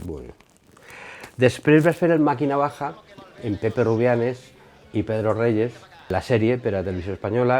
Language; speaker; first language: Catalan; native; Catalan